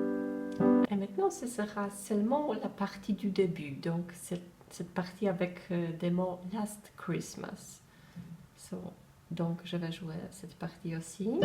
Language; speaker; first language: French; non-native, fluent; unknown